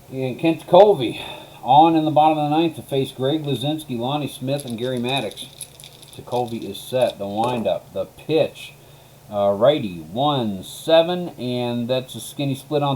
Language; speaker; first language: English; native; English